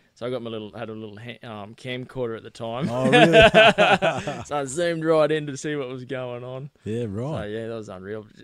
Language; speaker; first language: English; native; English